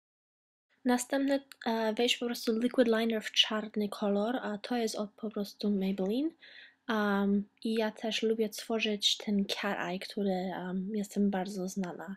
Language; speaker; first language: Polish; early bilingual, heritage; Polish